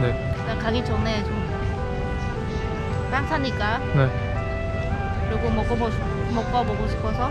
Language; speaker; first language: Korean; non-native, learner; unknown